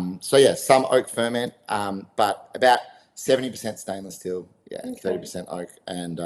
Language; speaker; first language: English; native; English